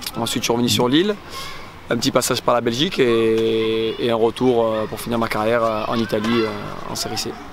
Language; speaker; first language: French; native; French